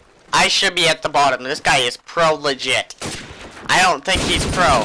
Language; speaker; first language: English; native; English